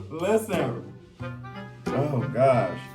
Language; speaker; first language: English; native; English